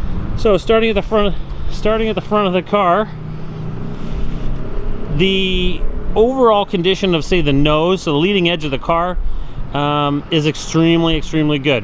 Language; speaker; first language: English; native; English